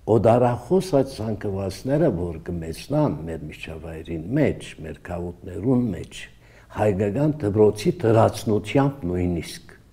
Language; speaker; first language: Armenian; early bilingual, heritage; Armenian